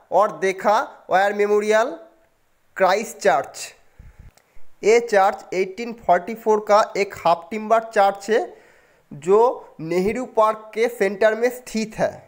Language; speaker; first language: Hindi; non-native, local second language; Bangla